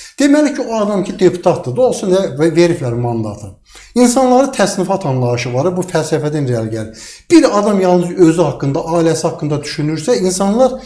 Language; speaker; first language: Azerbaijani; native; Azerbaijani